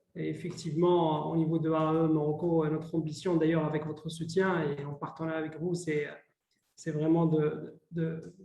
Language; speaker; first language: French; non-native, local second language; Arabic